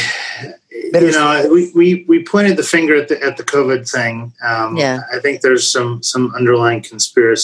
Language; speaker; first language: English; native; English